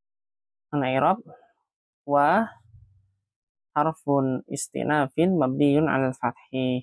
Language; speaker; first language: Arabic; non-native, fluent; Indonesian